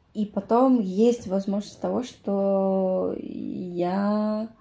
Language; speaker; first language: Russian; non-native, fluent; Spanish